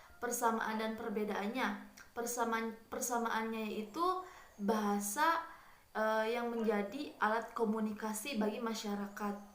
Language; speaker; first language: Indonesian; non-native, local second language; Sundanese